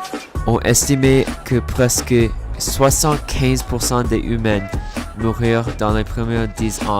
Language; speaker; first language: French; non-native, learner; English